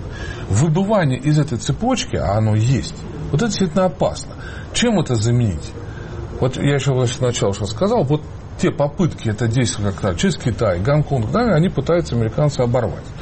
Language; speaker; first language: Russian; native; Russian